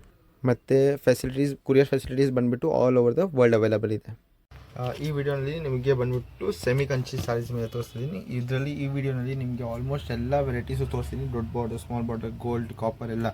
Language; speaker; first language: Kannada; non-native, local second language; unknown